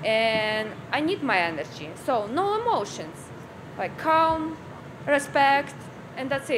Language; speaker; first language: English; non-native, learner; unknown